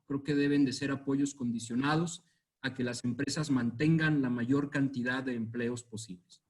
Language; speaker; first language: Spanish; native; Spanish